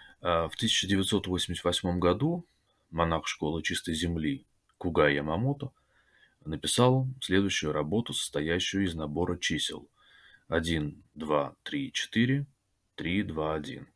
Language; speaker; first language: Russian; native; Russian